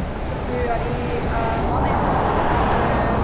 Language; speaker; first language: French; non-native, local second language; Dutch